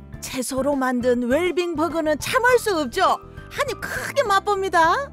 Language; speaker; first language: Korean; native; Korean